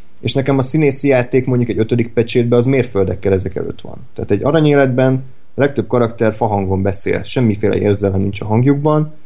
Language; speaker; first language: Hungarian; native; Hungarian